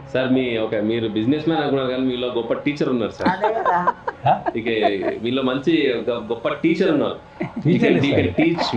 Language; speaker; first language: Telugu; native; Telugu